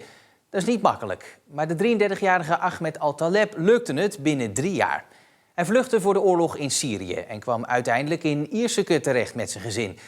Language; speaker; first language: Dutch; native; Dutch